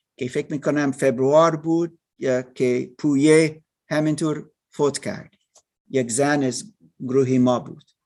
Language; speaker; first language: Persian; non-native, learner; German